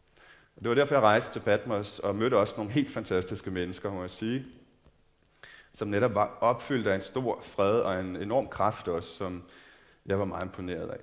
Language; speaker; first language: Danish; native; Danish